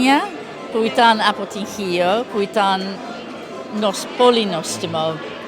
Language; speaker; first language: Greek; non-native, learner; English